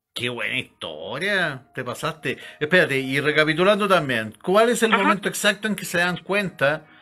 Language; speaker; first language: Spanish; native; Spanish